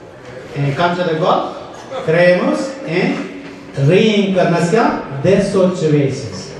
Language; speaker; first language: Spanish; non-native, learner; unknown